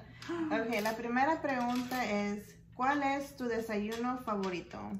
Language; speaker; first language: Spanish; early bilingual, heritage; Spanish